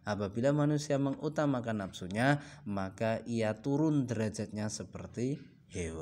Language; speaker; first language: Indonesian; native; Indonesian